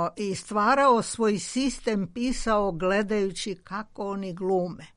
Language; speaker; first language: Croatian; non-native, fluent; Georgian